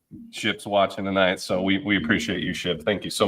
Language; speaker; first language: English; native; English